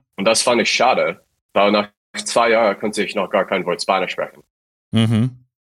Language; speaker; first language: German; non-native, fluent; English